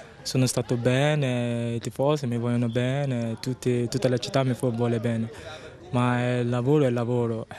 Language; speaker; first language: Italian; non-native, learner; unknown